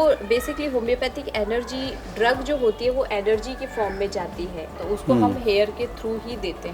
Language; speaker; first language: Hindi; native; Hindi